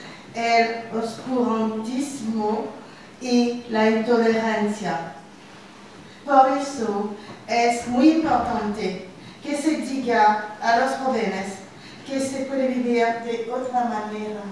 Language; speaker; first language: Spanish; non-native, learner; French